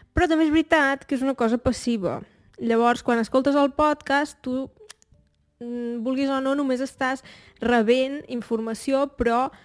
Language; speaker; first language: Catalan; native; Catalan